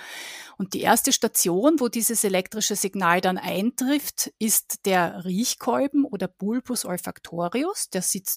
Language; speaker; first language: German; native; German